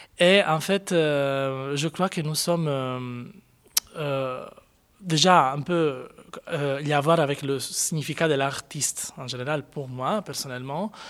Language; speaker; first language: French; non-native, fluent; Italian